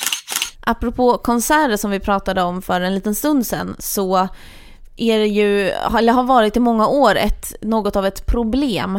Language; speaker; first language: Swedish; native; Swedish